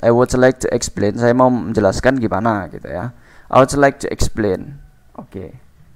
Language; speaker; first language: English; non-native, fluent; Indonesian